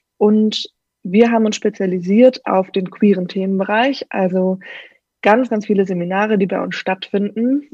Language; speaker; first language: German; native; German